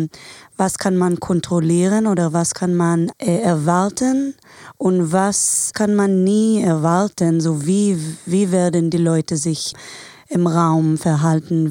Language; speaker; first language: German; non-native, fluent; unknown